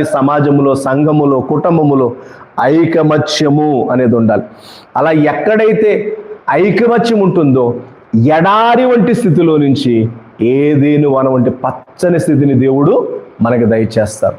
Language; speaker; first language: Telugu; native; Telugu